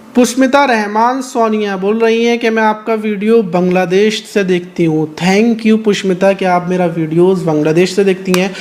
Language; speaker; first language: Hindi; native; Hindi